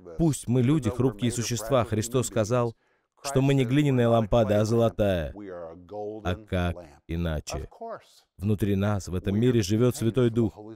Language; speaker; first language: Russian; non-native, fluent; English